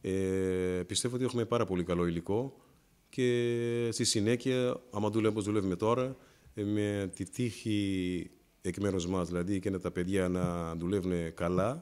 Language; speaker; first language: Greek; non-native, fluent; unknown